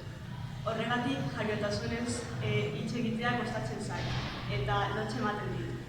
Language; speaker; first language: Basque; non-native, local second language; Spanish